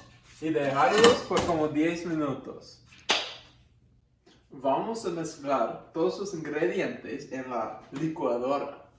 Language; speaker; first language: Spanish; non-native, learner; English